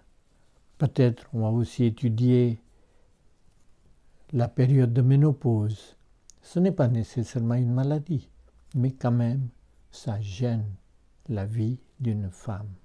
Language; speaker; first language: French; non-native, fluent; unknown